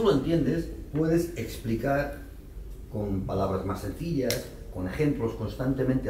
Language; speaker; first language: Spanish; native; Spanish